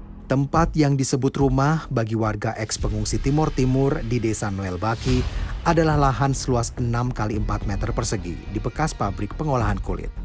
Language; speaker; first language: Indonesian; native; Indonesian